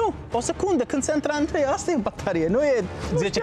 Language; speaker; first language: Romanian; non-native, learner; Arabic